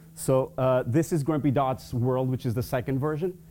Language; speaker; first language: English; non-native, fluent; Portuguese